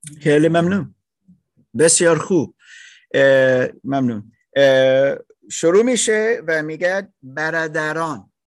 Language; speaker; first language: Persian; non-native, learner; English